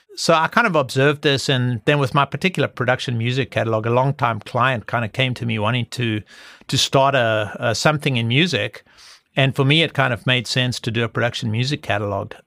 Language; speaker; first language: English; native; English